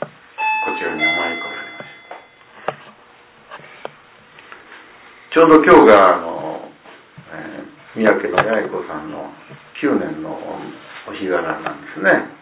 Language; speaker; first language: Japanese; native; Japanese